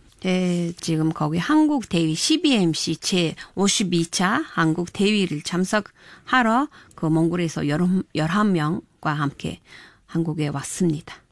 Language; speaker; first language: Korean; non-native, fluent; Mongolian